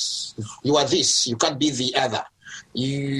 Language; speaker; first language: English; non-native, local second language; Ganda